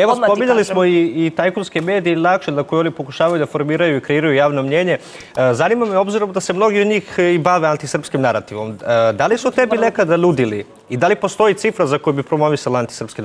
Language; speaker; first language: Serbian; native; Serbian